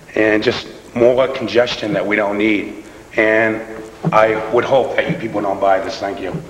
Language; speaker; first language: English; native; English